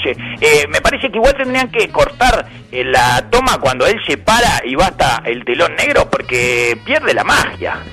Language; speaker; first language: Spanish; native; Spanish